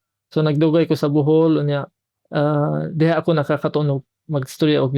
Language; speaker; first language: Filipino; non-native, fluent; Arabic